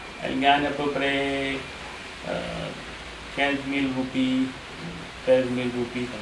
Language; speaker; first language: French; non-native, fluent; Hindi